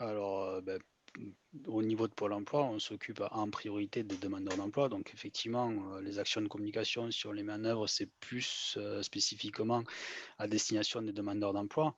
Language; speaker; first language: French; native; French